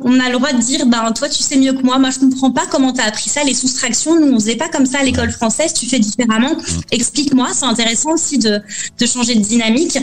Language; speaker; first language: French; native; French